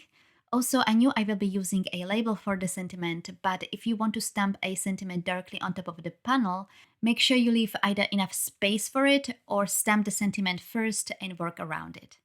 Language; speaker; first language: English; non-native, fluent; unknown